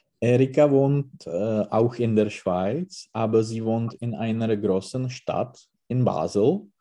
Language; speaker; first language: German; non-native, learner; Czech